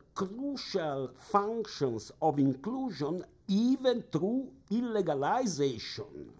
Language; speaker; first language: English; non-native, fluent; Italian